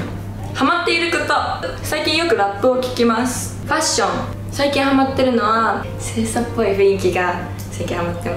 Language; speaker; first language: Japanese; native; Japanese